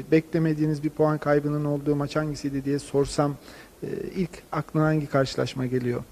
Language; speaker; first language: Turkish; native; Turkish